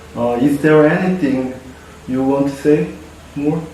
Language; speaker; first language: English; non-native, learner; Korean